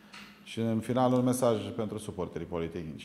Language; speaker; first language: Romanian; native; Romanian